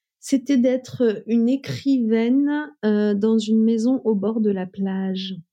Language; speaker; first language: French; early bilingual, other home language; Riffian